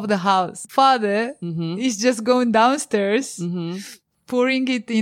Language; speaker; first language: English; non-native, fluent; Romanian